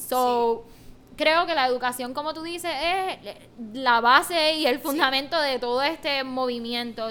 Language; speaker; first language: Spanish; native; Spanish